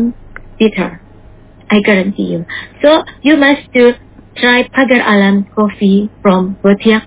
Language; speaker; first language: English; non-native, learner; Indonesian